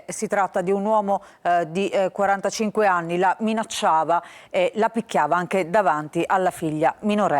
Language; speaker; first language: Italian; native; Italian